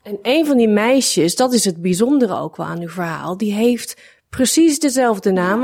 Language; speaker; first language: Dutch; native; Dutch